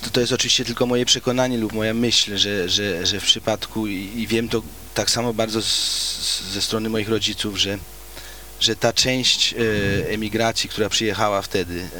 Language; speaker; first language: Polish; early bilingual, heritage; Polish